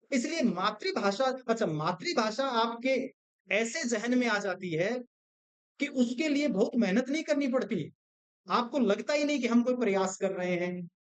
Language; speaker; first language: Hindi; non-native, local second language; Gujarati